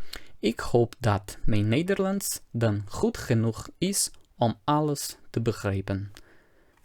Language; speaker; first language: Dutch; non-native, fluent; Portuguese